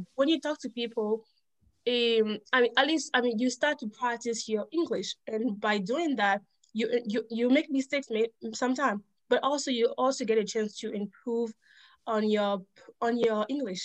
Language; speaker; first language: English; non-native, fluent; French